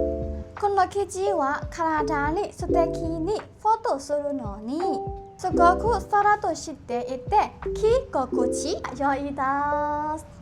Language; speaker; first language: Japanese; non-native, learner; Burmese